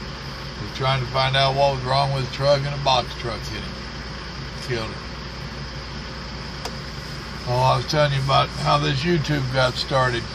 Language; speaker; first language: English; native; English